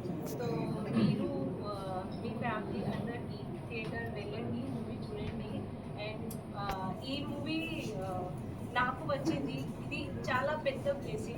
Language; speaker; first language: Telugu; non-native, learner; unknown